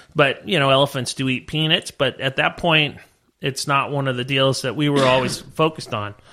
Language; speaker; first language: English; native; English